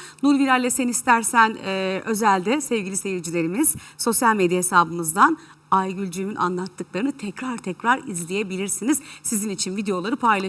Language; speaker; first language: Turkish; native; Turkish